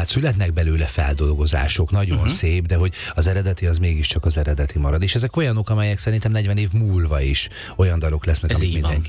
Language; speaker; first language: Hungarian; native; Hungarian